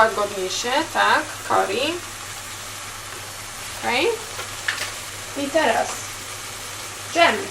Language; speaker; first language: Polish; non-native, learner; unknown